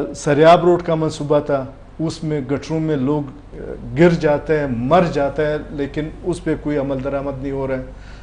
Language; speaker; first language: Urdu; non-native, local second language; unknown